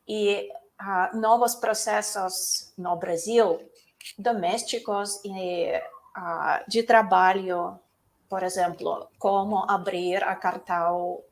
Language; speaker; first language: Portuguese; non-native, learner; Russian